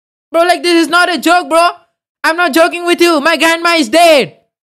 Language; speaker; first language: English; non-native, local second language; Odia